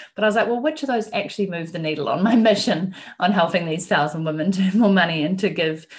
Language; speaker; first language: English; native; English